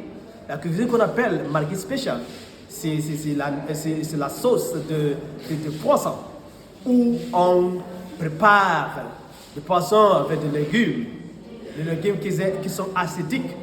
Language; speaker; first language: French; non-native, fluent; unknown